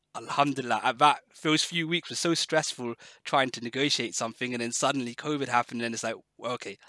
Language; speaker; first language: English; native; English